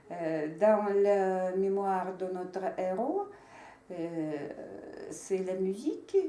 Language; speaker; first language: French; non-native, learner; Russian